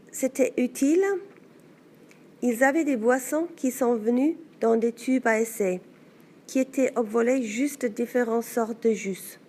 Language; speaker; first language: French; non-native, learner; English